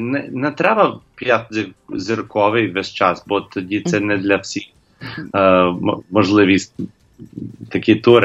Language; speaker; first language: Ukrainian; non-native, learner; English